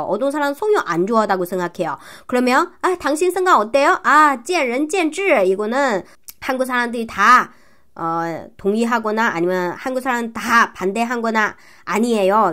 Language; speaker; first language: Korean; non-native, fluent; Chinese